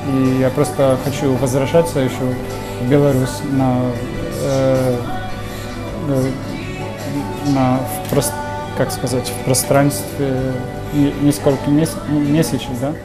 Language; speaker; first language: Russian; non-native, learner; Polish